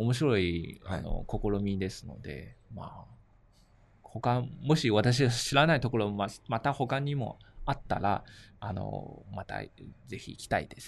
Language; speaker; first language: Japanese; native; Japanese